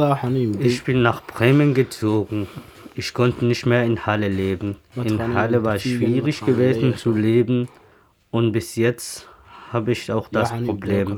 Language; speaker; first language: German; non-native, learner; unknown